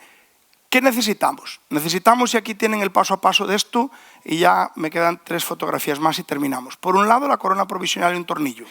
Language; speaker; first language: Spanish; native; Spanish